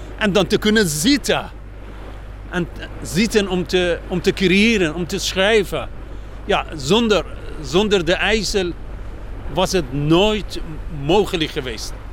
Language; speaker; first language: Dutch; non-native, fluent; Persian